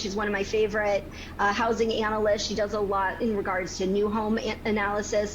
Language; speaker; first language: English; native; English